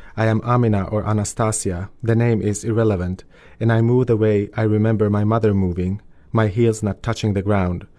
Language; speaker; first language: English; early bilingual, other home language; Albanian